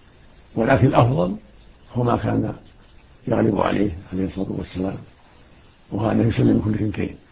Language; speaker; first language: Arabic; native; Arabic